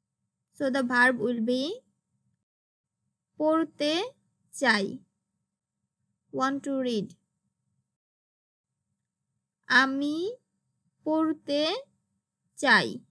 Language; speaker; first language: English; non-native, local second language; Bangla